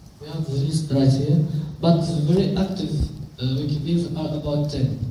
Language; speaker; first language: English; non-native, local second language; Arabic